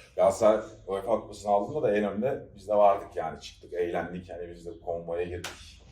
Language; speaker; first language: Turkish; native; Turkish